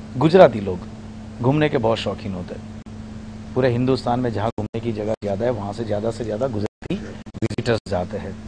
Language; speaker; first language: Hindi; non-native, local second language; Gujarati